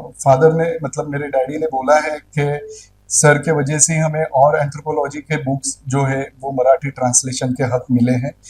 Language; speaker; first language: Hindi; non-native, local second language; Marathi